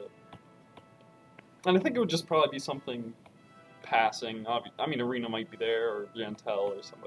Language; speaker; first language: English; native; English